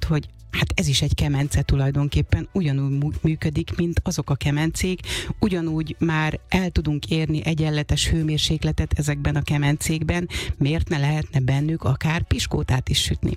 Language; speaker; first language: Hungarian; native; Hungarian